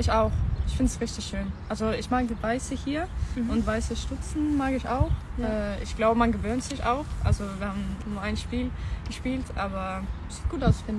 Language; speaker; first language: German; non-native, fluent; Swedish